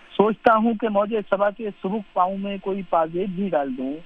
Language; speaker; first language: Urdu; native; Urdu